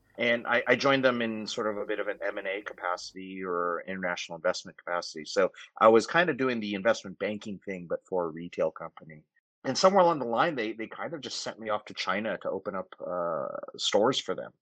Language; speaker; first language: English; native; English